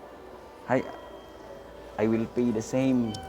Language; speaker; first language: English; non-native, local second language; Cebuano